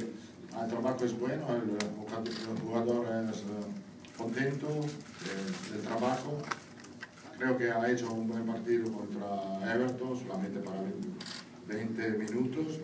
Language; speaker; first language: Spanish; non-native, fluent; Italian